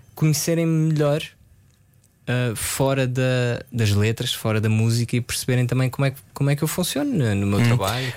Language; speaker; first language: Portuguese; early bilingual, other home language; French